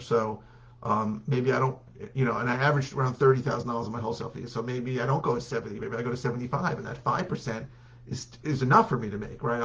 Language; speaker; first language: English; native; English